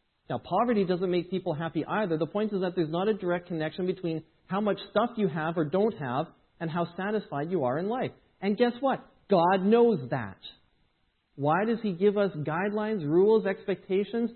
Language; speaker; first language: English; native; English